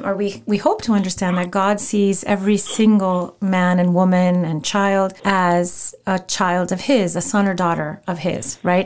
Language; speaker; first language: English; non-native, fluent; Spanish